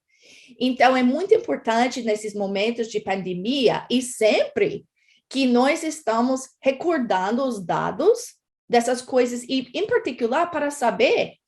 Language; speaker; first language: Portuguese; non-native, fluent; English